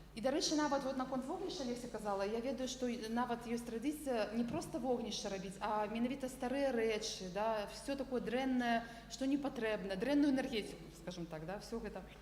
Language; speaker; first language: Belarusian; non-native, local second language; Russian